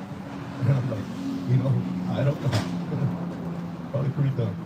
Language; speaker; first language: English; native; English